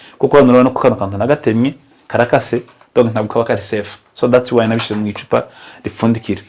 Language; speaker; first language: Kinyarwanda; native; Kinyarwanda